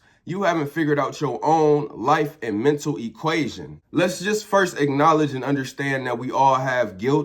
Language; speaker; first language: English; native; English